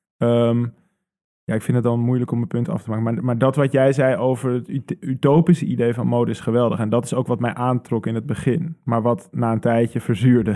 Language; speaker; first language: Dutch; native; Dutch